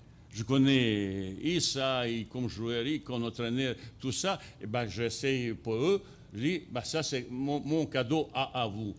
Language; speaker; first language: French; non-native, fluent; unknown